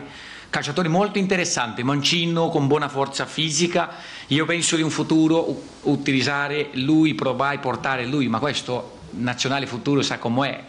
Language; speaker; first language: Italian; non-native, fluent; Portuguese